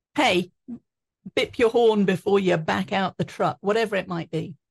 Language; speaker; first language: English; native; English